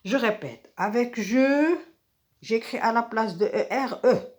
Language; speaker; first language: French; non-native, local second language; Arabic